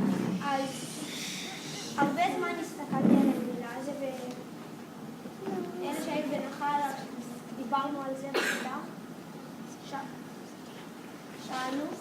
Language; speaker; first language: Hebrew; early bilingual, other home language; English